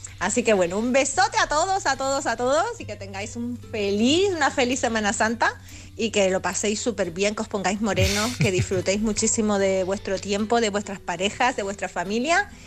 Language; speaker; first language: Spanish; native; Spanish